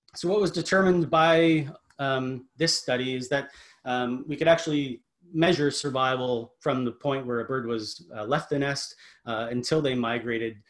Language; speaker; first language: English; native; English